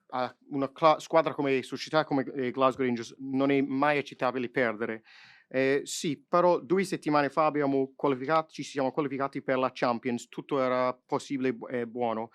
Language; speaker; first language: Italian; non-native, fluent; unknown